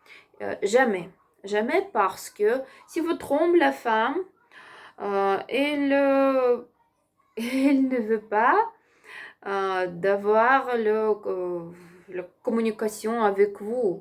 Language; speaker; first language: French; non-native, learner; Ukrainian